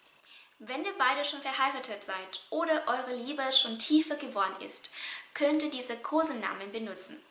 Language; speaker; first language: German; non-native, fluent; Vietnamese